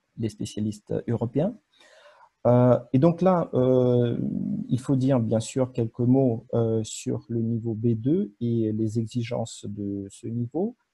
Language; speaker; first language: French; non-native, fluent; Russian